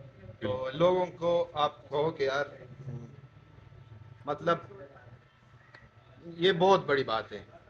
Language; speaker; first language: Hindi; non-native, local second language; Pashto